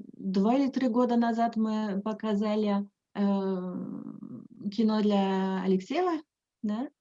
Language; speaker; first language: Russian; non-native, fluent; French